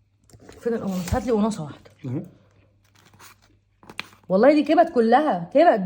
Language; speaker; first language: Arabic; native; Arabic